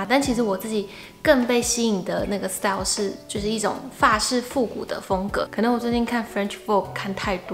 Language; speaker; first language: Chinese; native; Chinese